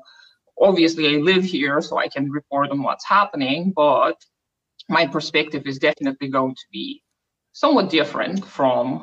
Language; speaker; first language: English; non-native, fluent; Russian